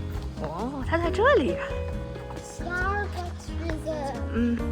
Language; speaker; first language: Chinese; native; Chinese